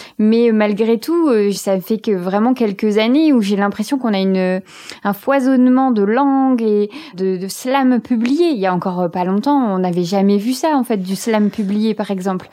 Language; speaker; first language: French; native; French